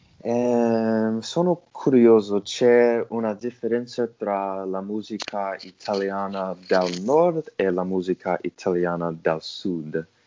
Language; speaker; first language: Italian; non-native, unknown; English